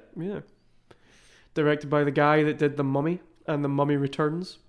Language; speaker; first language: English; native; English